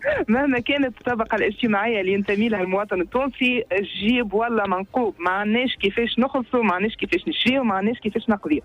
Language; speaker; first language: Arabic; native; Arabic